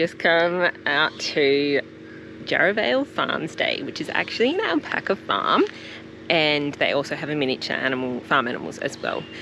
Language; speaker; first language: English; native; English